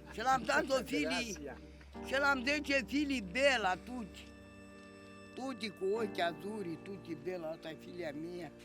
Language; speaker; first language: Italian; non-native, learner; Romanian